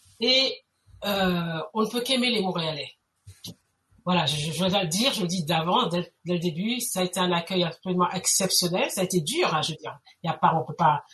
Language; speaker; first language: French; native; French